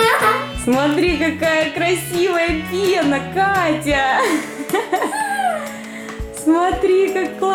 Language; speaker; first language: Russian; native; Russian